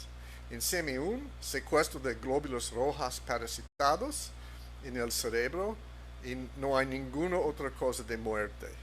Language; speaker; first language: Spanish; non-native, fluent; English